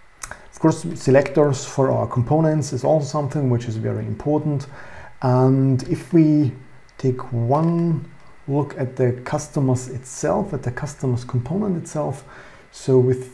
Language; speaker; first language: English; non-native, fluent; German